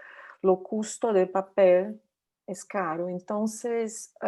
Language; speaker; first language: Spanish; non-native, learner; Portuguese